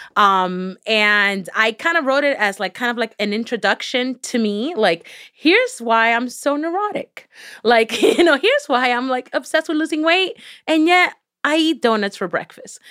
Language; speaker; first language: English; early bilingual, other home language; Spanish